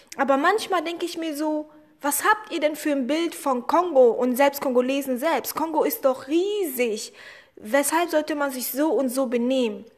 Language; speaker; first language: German; early bilingual, other home language; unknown